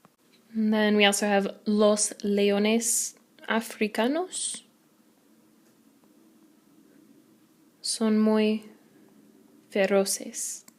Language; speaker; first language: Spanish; non-native, fluent; English